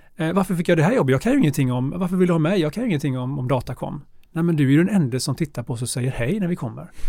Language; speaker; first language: Swedish; native; Swedish